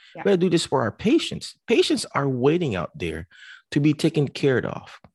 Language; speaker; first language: English; non-native, local second language; Filipino